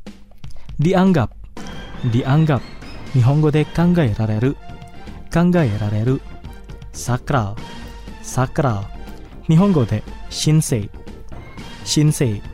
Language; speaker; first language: Japanese; non-native, fluent; Indonesian